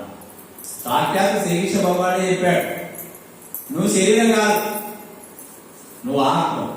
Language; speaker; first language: Telugu; native; Telugu